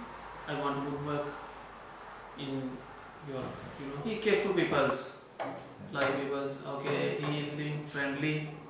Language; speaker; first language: English; non-native, learner; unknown